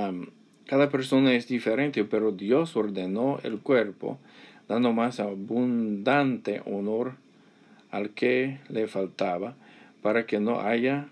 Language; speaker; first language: Spanish; non-native, fluent; English